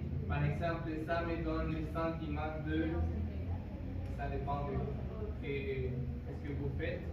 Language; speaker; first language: French; non-native, fluent; Spanish